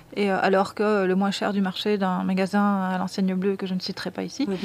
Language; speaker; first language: French; native; French